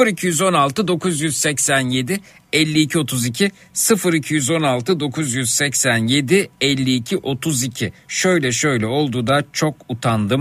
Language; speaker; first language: Turkish; native; Turkish